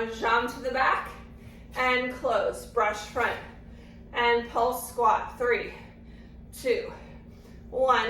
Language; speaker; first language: English; native; English